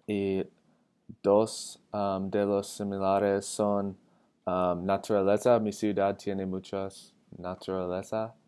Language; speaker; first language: Spanish; non-native, learner; English